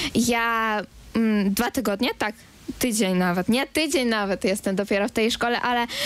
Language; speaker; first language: Polish; early bilingual, other home language; Ukrainian